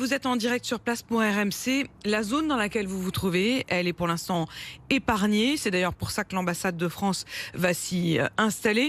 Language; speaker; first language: French; native; French